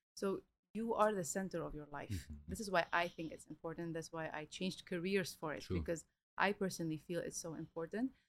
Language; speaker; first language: English; early bilingual, other home language; Arabic